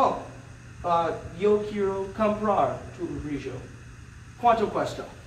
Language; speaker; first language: Spanish; non-native, learner; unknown